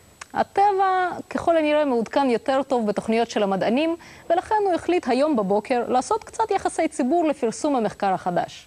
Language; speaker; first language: Hebrew; non-native, local second language; Russian